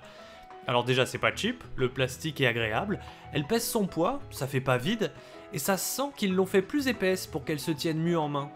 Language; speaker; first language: French; native; French